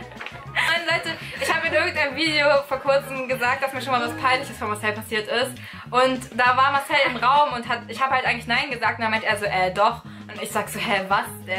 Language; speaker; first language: German; native; German